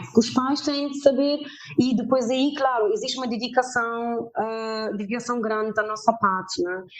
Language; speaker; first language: Portuguese; early bilingual, heritage; German